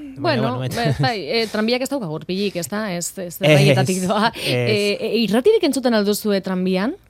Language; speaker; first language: Basque; native; Basque